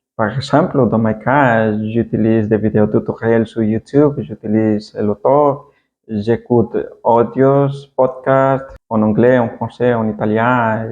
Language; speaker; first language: French; non-native, learner; Spanish